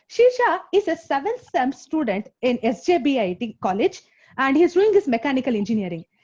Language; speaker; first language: English; non-native, local second language; Kannada